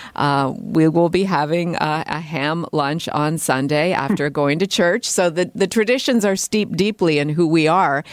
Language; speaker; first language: English; native; English